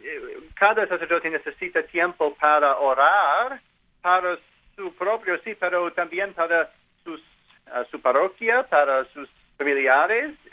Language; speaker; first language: Spanish; non-native, learner; English